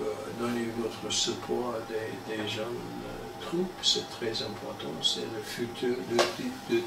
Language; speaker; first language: French; non-native, learner; English